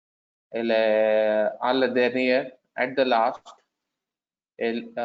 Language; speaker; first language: French; non-native, learner; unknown